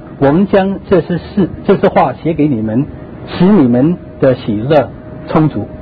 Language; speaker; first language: Chinese; non-native, local second language; Cantonese